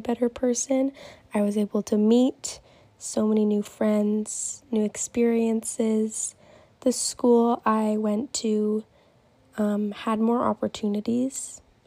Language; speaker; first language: English; native; English